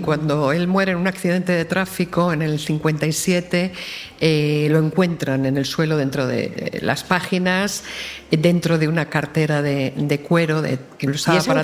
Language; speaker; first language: Spanish; native; Spanish